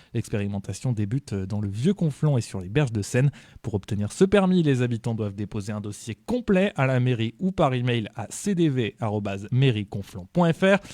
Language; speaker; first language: French; native; French